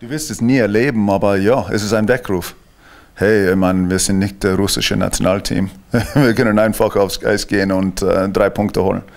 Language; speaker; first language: German; non-native, fluent; English